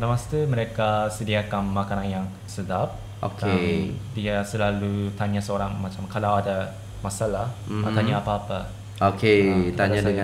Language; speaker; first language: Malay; non-native, fluent; Japanese